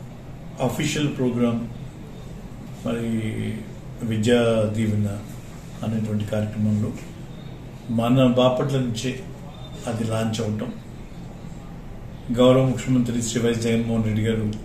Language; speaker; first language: Telugu; native; Telugu